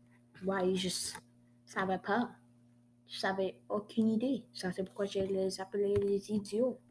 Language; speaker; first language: French; non-native, learner; English